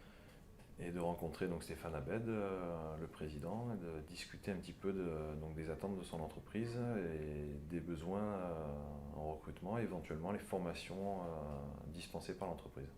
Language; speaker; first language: French; native; French